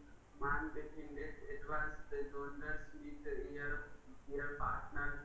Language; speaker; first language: German; non-native, learner; Hindi